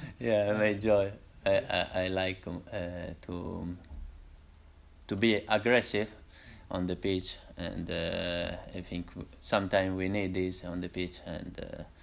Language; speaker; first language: English; non-native, learner; Italian